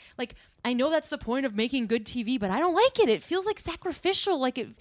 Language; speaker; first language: English; native; English